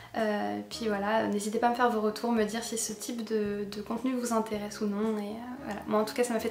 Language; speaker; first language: French; native; French